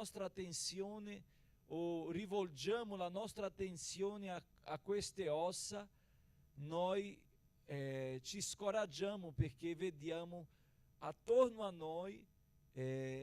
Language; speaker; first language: Italian; non-native, fluent; Portuguese